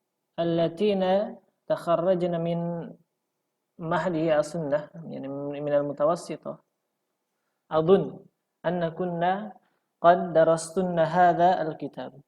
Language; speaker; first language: Arabic; non-native, fluent; Indonesian